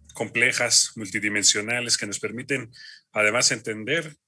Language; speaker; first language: Spanish; native; Spanish